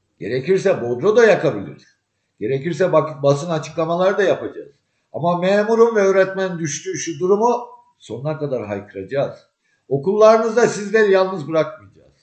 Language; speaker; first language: Turkish; native; Turkish